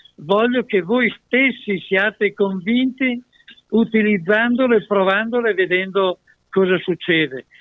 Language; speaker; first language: Italian; native; Italian